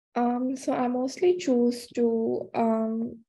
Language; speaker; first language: English; non-native, local second language; Hindi